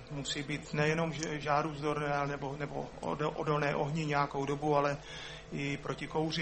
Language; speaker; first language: Czech; native; Czech